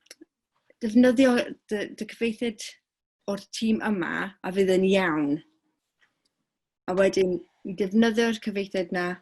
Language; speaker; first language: Welsh; non-native, fluent; English